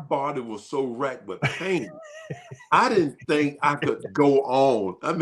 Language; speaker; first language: English; native; English